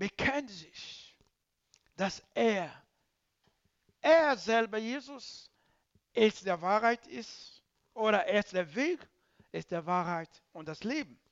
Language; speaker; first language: German; non-native, learner; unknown